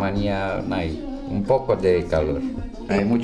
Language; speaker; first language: Spanish; non-native, learner; Romanian